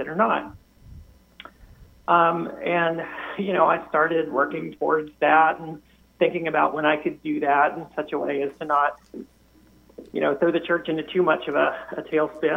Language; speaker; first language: English; native; English